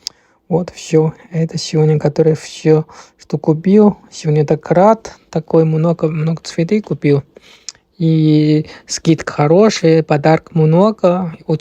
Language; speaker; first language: Russian; non-native, learner; Chinese